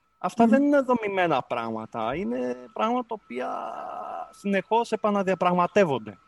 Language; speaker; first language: Greek; native; Greek